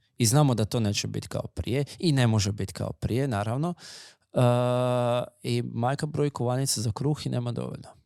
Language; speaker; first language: Croatian; native; Croatian